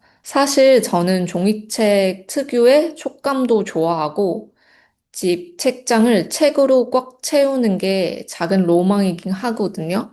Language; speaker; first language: Korean; non-native, fluent; Chinese